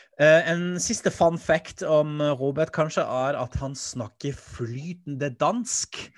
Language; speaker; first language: Norwegian; non-native, fluent; German